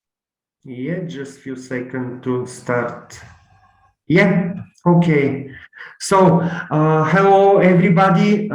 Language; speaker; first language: English; non-native, learner; Bulgarian